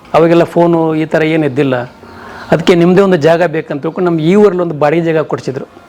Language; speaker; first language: Kannada; native; Kannada